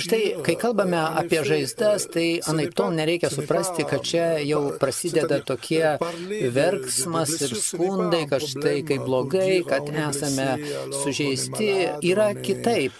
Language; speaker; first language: Lithuanian; non-native, fluent; Italian